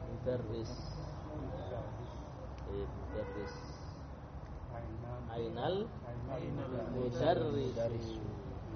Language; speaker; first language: Arabic; non-native, fluent; Indonesian